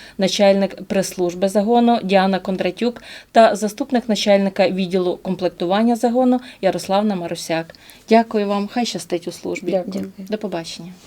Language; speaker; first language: Ukrainian; native; Ukrainian